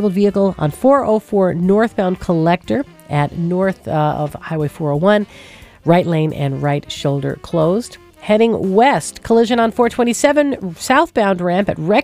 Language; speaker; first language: English; native; English